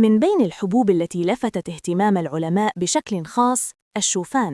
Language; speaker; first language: Arabic; native; Arabic